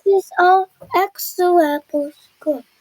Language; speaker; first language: English; non-native, learner; Korean